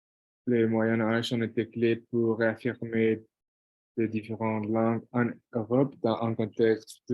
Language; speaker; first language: French; non-native, fluent; Portuguese